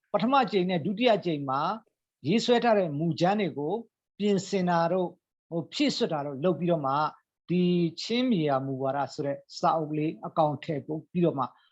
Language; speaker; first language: Burmese; non-native, local second language; Hakha Chin